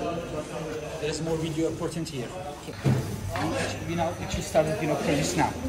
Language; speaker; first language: English; non-native, fluent; Turkish